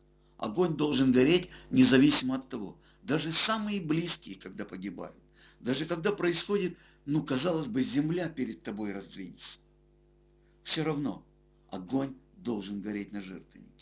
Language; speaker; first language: Russian; native; Russian